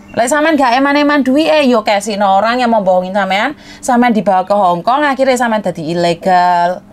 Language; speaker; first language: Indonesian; non-native, local second language; Madurese